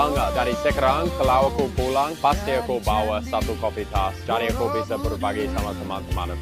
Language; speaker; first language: Indonesian; non-native, fluent; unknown